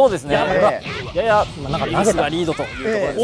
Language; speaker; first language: Japanese; native; Japanese